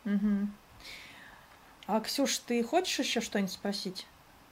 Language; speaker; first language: Russian; native; Russian